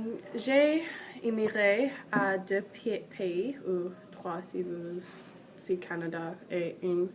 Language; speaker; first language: French; non-native, learner; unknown